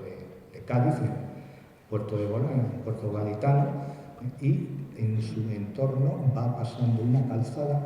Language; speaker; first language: Spanish; native; Spanish